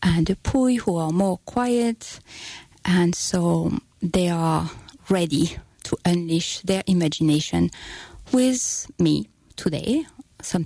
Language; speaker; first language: English; non-native, fluent; French